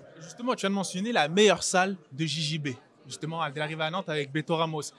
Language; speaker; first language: French; native; French